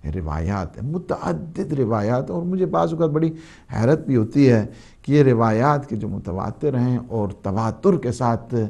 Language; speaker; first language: Urdu; native; Urdu